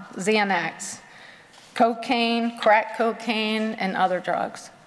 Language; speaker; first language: English; native; English